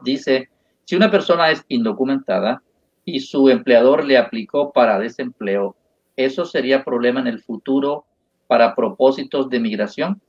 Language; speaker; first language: Spanish; native; Spanish